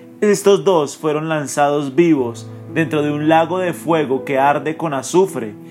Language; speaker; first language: Spanish; native; Spanish